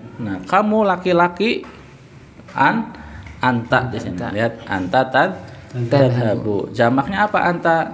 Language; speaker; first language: Indonesian; native; Indonesian